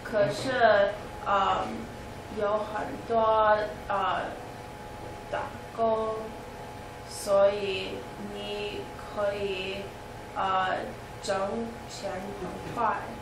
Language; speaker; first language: Chinese; non-native, learner; English